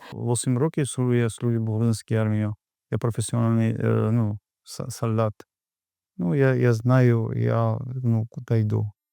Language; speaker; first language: Ukrainian; non-native, learner; Georgian